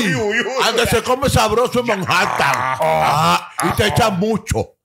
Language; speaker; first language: Spanish; native; Spanish